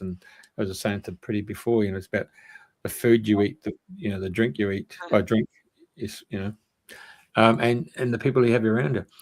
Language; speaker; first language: English; native; English